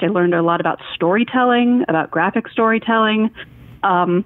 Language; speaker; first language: English; native; English